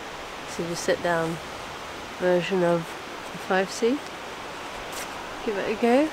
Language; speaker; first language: English; native; English